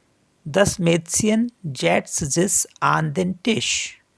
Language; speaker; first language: German; non-native, learner; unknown